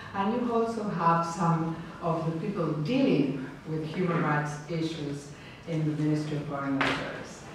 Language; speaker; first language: English; non-native, fluent; Spanish